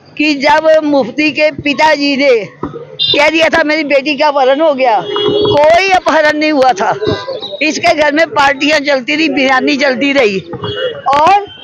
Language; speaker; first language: Hindi; non-native, local second language; Punjabi